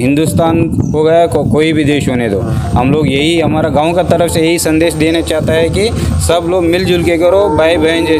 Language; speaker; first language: Hindi; non-native, local second language; Kannada